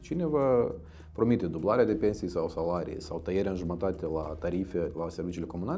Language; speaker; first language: Romanian; native; Romanian